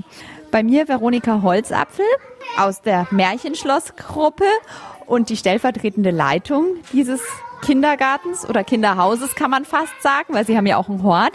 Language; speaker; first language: German; native; German